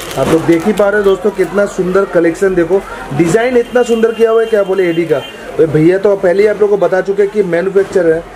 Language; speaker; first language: Hindi; non-native, local second language; Bangla